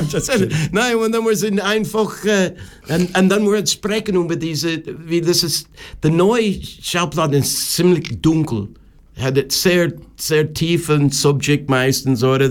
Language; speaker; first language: German; non-native, learner; English